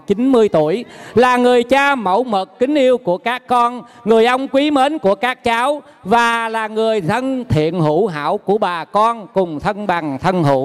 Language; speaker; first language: Vietnamese; native; Vietnamese